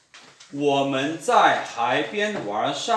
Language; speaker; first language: Chinese; non-native, fluent; Lao